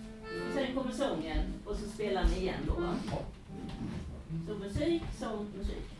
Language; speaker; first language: Swedish; native; Swedish